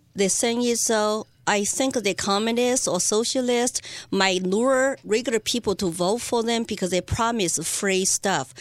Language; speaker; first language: English; non-native, fluent; Chinese